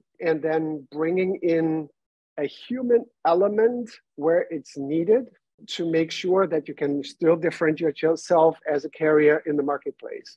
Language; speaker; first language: English; non-native, fluent; German